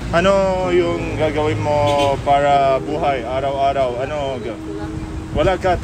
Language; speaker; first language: Filipino; non-native, learner; Arabic